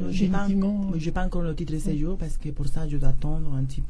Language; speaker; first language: French; non-native, learner; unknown